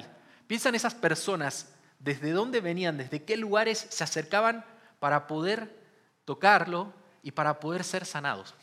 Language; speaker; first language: Spanish; native; Spanish